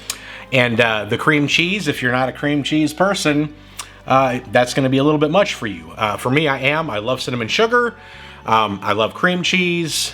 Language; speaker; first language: English; native; English